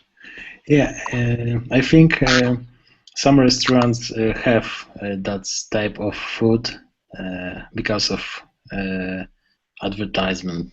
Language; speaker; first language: English; non-native, learner; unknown